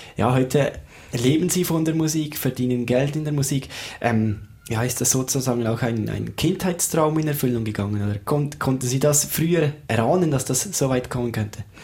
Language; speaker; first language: German; native; German